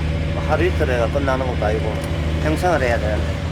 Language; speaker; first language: Korean; native; Korean